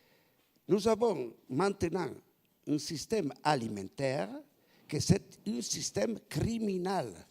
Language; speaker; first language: French; non-native, fluent; Italian